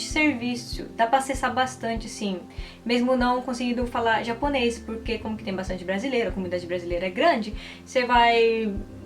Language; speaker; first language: Portuguese; early bilingual, heritage; Portuguese